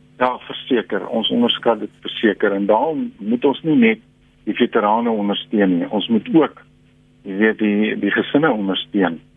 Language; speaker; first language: Afrikaans; native; Afrikaans